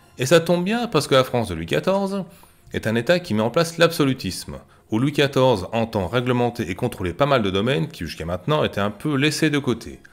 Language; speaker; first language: French; native; French